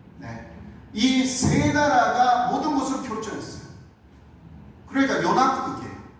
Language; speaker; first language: Korean; non-native, fluent; Japanese